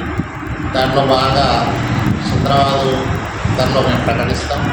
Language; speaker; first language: Telugu; native; Telugu